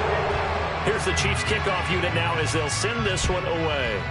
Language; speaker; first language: English; native; English